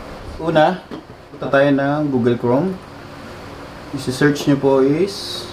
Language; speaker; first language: Filipino; native; Filipino